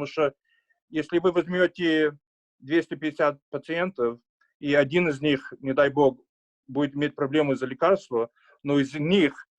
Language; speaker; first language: Russian; early bilingual, heritage; Russian